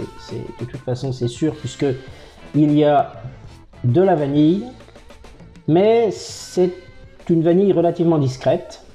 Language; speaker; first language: French; native; French